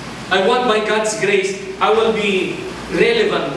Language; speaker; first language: English; non-native, local second language; Chavacano